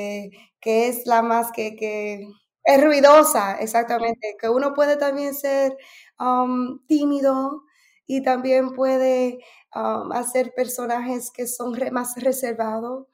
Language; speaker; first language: Spanish; early bilingual, heritage; Spanish